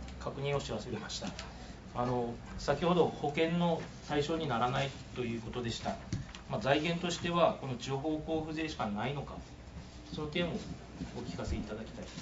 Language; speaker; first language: Japanese; native; Japanese